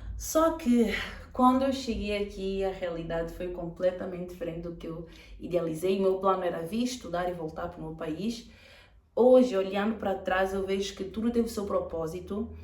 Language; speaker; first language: Portuguese; native; Portuguese